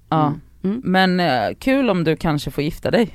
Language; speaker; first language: Swedish; native; Swedish